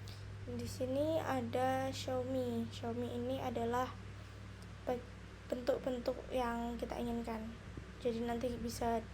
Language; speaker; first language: Indonesian; native; Indonesian